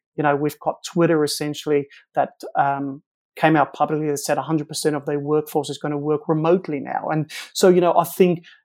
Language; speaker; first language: English; non-native, local second language; Afrikaans